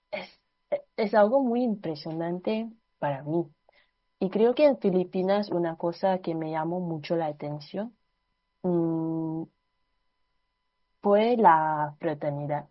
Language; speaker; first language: Spanish; non-native, fluent; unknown